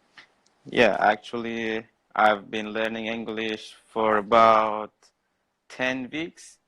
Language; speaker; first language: English; non-native, learner; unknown